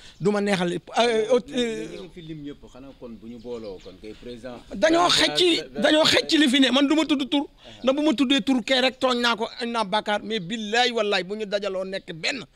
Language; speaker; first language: Wolof; non-native, local second language; Fula